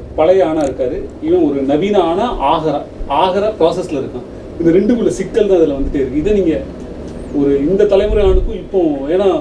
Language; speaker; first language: Tamil; native; Tamil